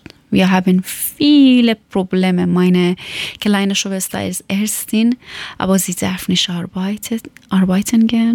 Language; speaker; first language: German; non-native, learner; Persian